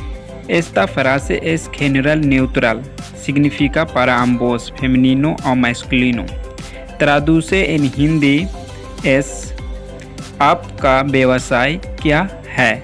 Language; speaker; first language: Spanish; non-native, learner; Hindi